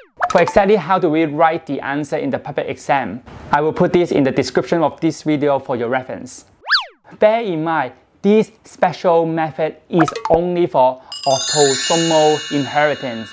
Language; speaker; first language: English; non-native, local second language; Cantonese